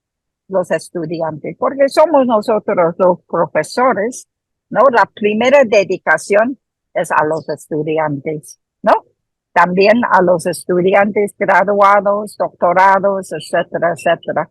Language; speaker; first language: Spanish; non-native, fluent; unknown